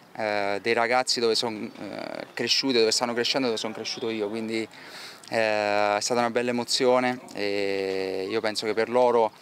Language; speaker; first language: Italian; native; Italian